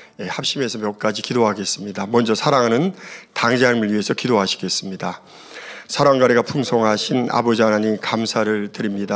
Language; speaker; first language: Korean; native; Korean